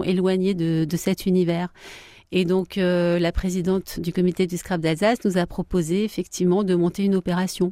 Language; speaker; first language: French; native; French